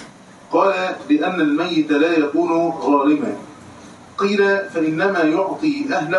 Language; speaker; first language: Arabic; native; Arabic